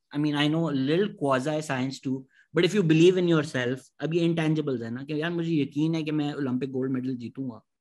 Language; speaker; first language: Urdu; native; Urdu